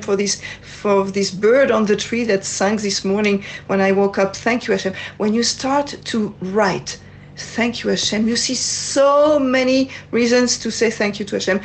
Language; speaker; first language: English; non-native, fluent; French